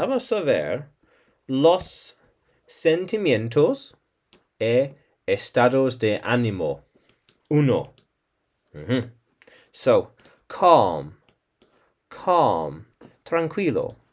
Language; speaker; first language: Spanish; non-native, learner; English